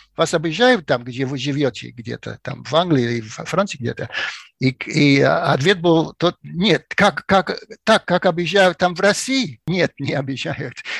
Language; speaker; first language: Russian; non-native, fluent; English